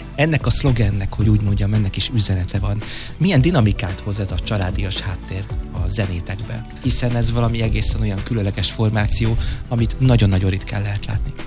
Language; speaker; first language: Hungarian; native; Hungarian